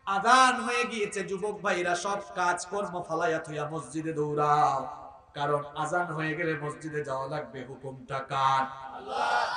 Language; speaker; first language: Bangla; non-native, local second language; Sylheti